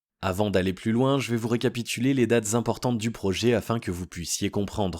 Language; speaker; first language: French; native; French